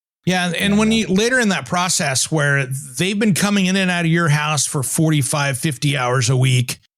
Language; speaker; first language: English; native; English